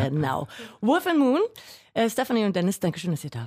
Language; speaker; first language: German; native; German